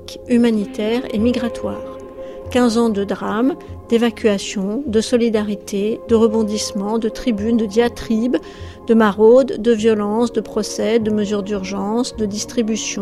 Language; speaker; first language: French; native; French